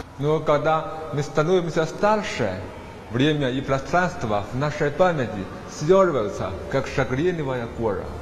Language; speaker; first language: Russian; non-native, fluent; Chinese